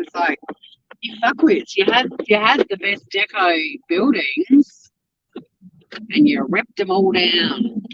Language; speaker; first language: English; native; English